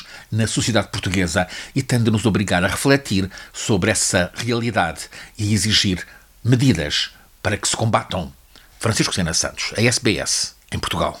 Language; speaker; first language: Portuguese; native; Portuguese